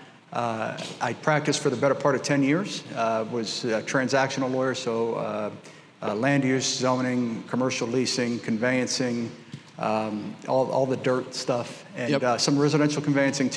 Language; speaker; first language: English; native; English